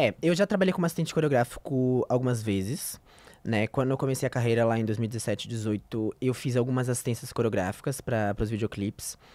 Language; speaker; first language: Portuguese; native; Portuguese